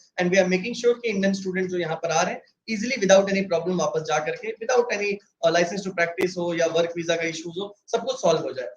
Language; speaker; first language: Hindi; native; Hindi